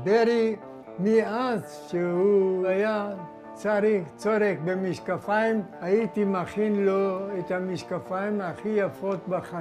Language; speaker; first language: Hebrew; non-native, fluent; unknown